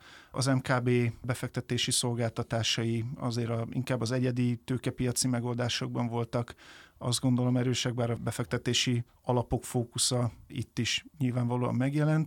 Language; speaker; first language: Hungarian; native; Hungarian